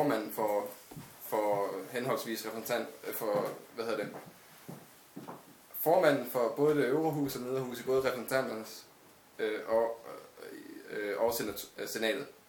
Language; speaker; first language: Danish; native; Danish